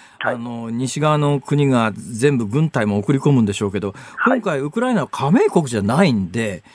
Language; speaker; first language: Japanese; native; Japanese